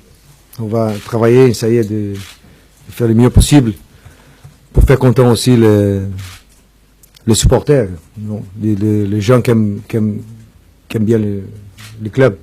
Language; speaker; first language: French; non-native, fluent; Portuguese